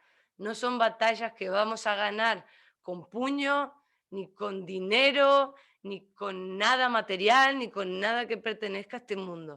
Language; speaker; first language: Spanish; native; Spanish